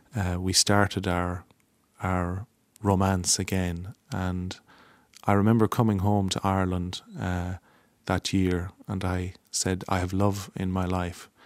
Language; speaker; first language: English; native; English